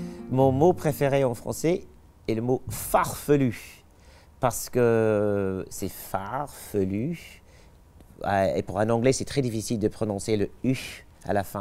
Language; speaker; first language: French; non-native, fluent; English